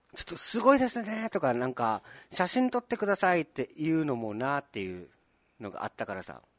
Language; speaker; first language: Japanese; native; Japanese